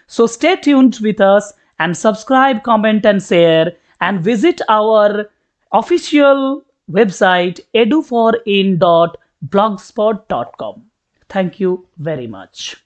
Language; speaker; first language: English; non-native, local second language; Bangla